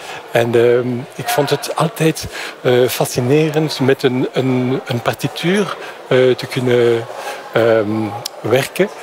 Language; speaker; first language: Dutch; non-native, fluent; French